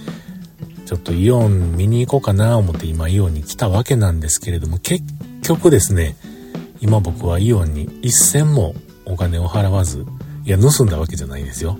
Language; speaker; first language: Japanese; native; Japanese